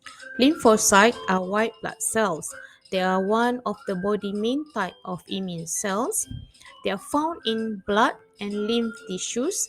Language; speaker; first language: English; non-native, fluent; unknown